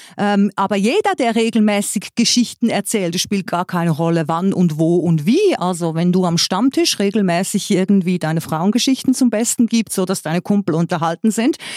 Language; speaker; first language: German; native; German